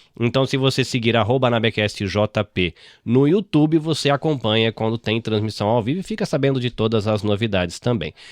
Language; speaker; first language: Portuguese; native; Portuguese